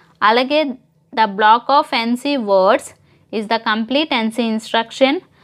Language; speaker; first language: English; non-native, local second language; Telugu